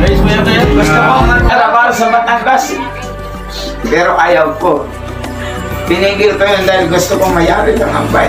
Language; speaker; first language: Filipino; non-native, local second language; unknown